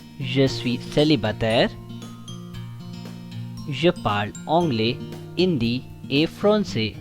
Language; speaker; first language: French; non-native, fluent; Hindi